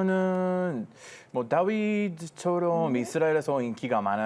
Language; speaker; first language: Korean; non-native, fluent; Hebrew